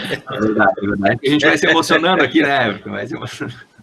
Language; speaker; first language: Portuguese; native; Portuguese